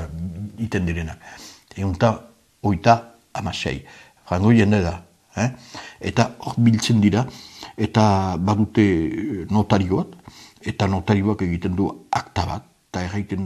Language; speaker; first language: Basque; native; Basque